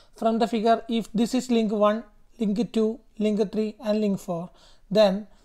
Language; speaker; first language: English; non-native, local second language; Malayalam